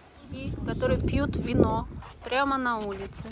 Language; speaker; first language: Russian; non-native, fluent; Mongolian